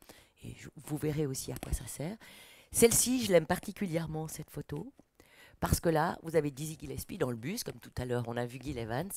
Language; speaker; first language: French; native; French